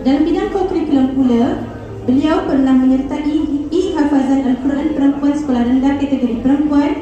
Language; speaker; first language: Malay; native; Malay